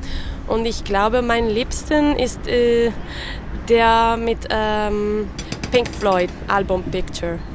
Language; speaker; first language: German; non-native, learner; French